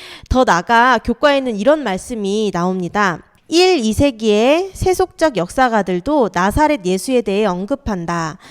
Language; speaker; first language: Korean; native; Korean